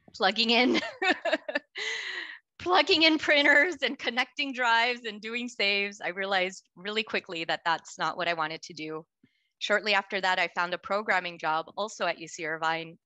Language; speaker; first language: English; native; English